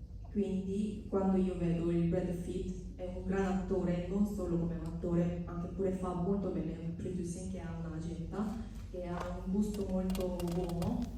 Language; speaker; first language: Italian; non-native, fluent; Korean